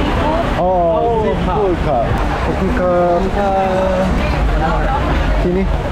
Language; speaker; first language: Thai; non-native, learner; Korean